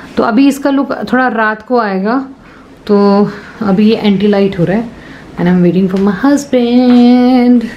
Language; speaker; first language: Hindi; native; Hindi